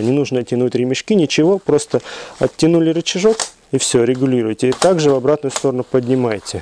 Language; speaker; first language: Russian; native; Russian